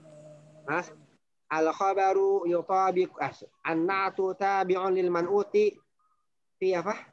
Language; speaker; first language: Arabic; non-native, fluent; Indonesian